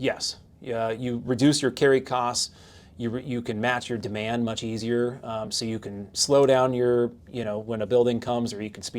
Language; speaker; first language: English; native; English